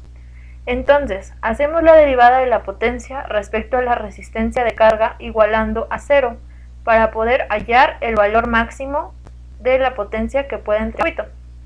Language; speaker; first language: Spanish; native; Spanish